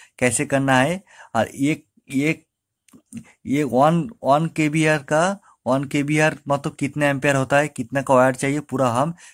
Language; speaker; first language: Hindi; non-native, local second language; Bangla